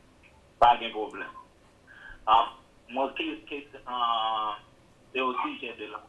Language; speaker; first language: French; non-native, local second language; Haitian Creole